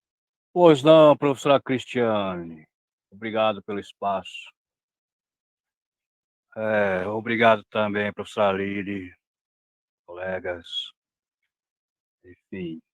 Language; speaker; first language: Portuguese; non-native, local second language; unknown